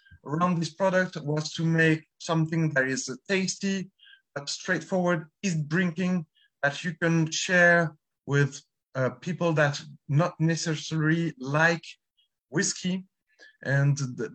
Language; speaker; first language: English; non-native, fluent; French